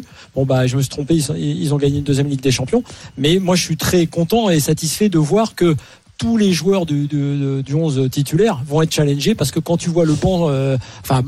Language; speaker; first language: French; native; French